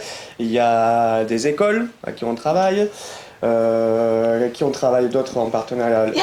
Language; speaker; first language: French; native; French